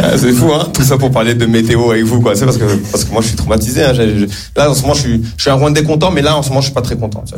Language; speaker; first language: French; early bilingual, other home language; Kinyarwanda